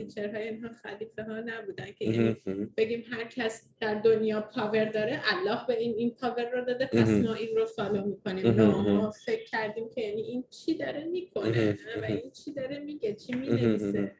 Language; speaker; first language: Persian; early bilingual, heritage; Persian